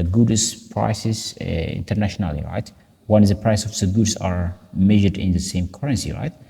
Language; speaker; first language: English; non-native, local second language; Amharic